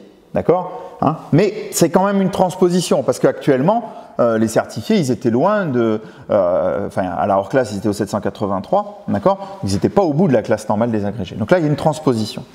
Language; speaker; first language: French; native; French